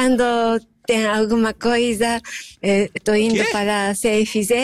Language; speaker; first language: Portuguese; non-native, learner; Japanese